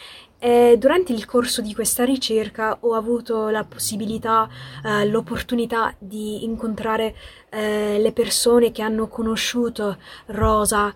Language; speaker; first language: Italian; non-native, fluent; English